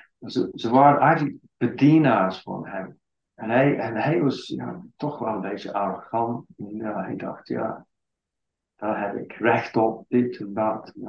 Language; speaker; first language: Dutch; non-native, fluent; English